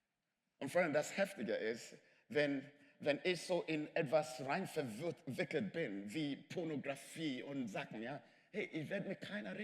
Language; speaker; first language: German; non-native, fluent; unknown